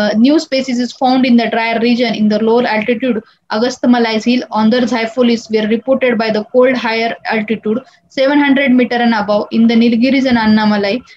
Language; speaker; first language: English; non-native, local second language; Marathi